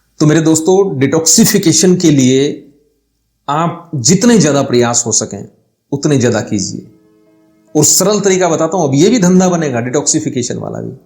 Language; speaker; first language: Hindi; native; Hindi